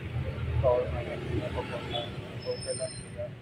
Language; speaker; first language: Filipino; non-native, learner; Punjabi